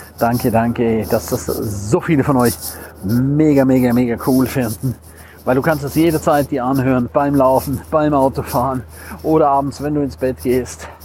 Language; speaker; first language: German; non-native, local second language; Romansh